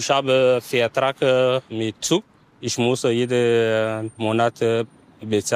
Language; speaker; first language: German; non-native, learner; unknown